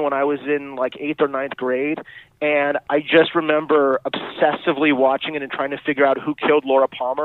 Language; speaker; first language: English; native; English